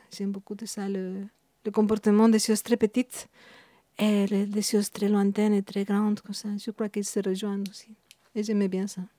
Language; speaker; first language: French; non-native, fluent; Spanish